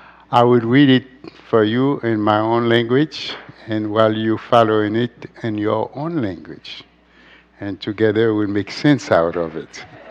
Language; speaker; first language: English; non-native, fluent; Haitian Creole